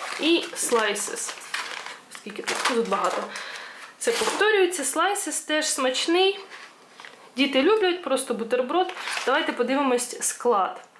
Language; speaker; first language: Ukrainian; non-native, local second language; Russian